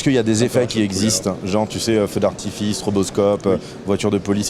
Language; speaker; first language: French; native; French